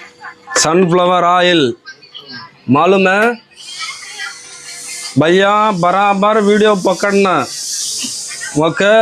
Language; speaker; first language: Hindi; non-native, local second language; Tamil